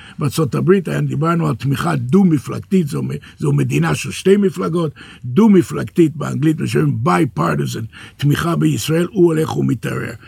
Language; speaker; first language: Hebrew; early bilingual, other home language; English